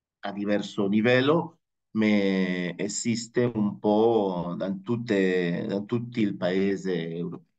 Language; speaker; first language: Italian; non-native, fluent; Spanish